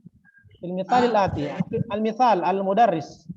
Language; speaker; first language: Arabic; non-native, fluent; Indonesian